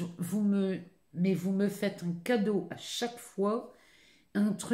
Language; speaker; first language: French; native; French